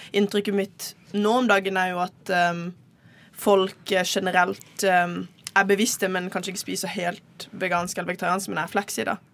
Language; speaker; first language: Norwegian; native; Norwegian